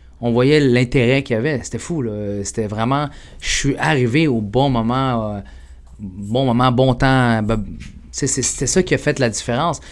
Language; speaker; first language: French; early bilingual, other home language; Arabic